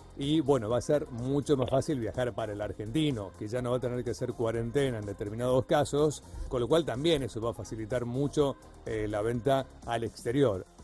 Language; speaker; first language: Spanish; native; Spanish